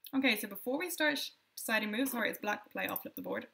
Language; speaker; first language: English; native; English